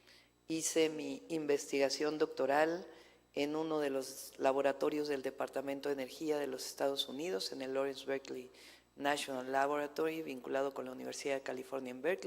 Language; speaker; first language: Spanish; native; Spanish